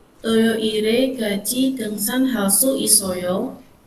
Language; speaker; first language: Korean; non-native, learner; Indonesian